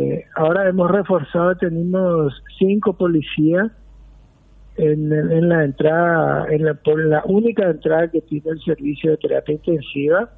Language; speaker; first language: Spanish; native; Spanish